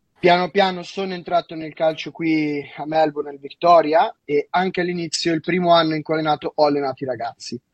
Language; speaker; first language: Italian; native; Italian